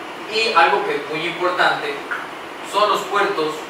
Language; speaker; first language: Spanish; native; Spanish